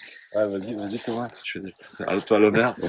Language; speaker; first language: French; native; French